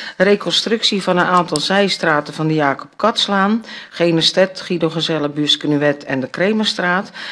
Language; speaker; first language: Dutch; native; Dutch